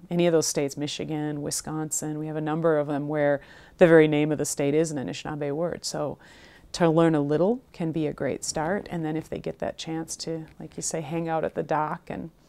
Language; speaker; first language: English; native; English